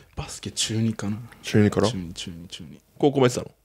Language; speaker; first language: Japanese; native; Japanese